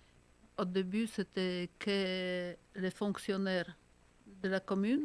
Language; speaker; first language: French; non-native, fluent; Polish